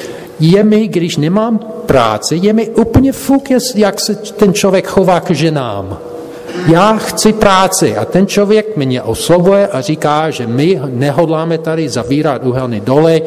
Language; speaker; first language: Czech; non-native, fluent; English